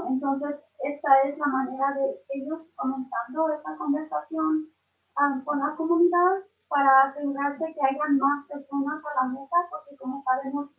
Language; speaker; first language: Spanish; early bilingual, other home language; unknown